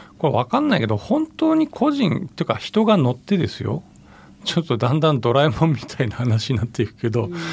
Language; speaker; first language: Japanese; native; Japanese